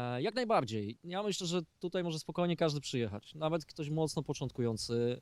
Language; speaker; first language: Polish; native; Polish